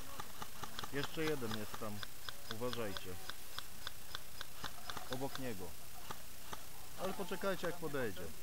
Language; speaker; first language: Polish; native; Polish